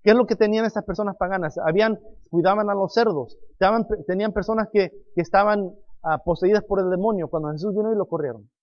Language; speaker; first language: Spanish; non-native, fluent; English